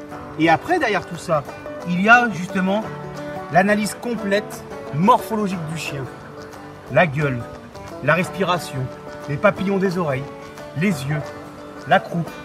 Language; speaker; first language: French; native; French